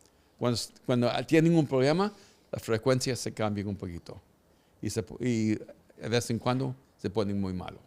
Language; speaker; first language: Spanish; early bilingual, heritage; Spanish